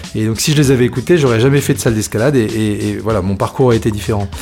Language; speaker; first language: French; native; French